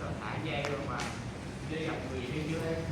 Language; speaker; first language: Vietnamese; native; Vietnamese